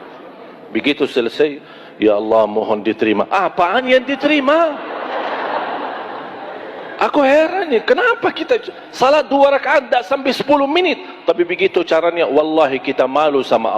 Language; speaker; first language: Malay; non-native, fluent; Arabic